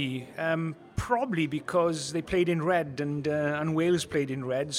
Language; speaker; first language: English; non-native, local second language; Welsh